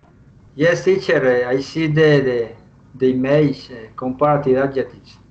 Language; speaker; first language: English; non-native, learner; Spanish